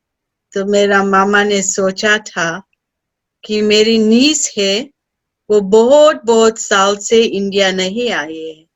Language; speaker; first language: Hindi; early bilingual, heritage; Hindi